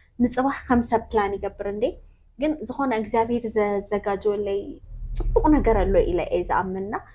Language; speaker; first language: Tigrinya; non-native, local second language; Amharic